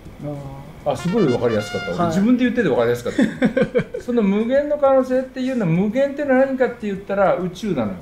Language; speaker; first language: Japanese; native; Japanese